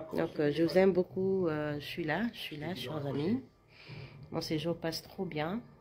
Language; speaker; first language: French; non-native, local second language; Lingala